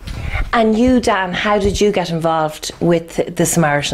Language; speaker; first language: English; native; English